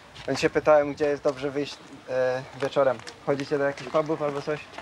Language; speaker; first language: Polish; early bilingual, heritage; Polish